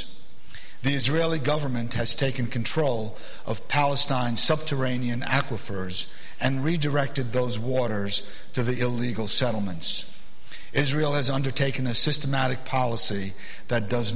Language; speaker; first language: English; early bilingual, other home language; Arabic